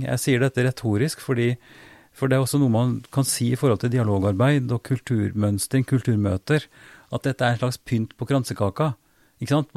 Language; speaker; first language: Norwegian; native; Norwegian